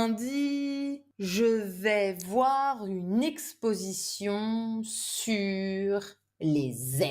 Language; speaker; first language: French; non-native, fluent; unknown